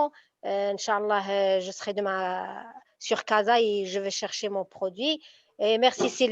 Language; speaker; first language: French; non-native, local second language; Arabic